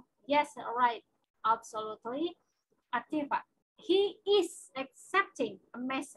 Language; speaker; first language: English; non-native, fluent; Indonesian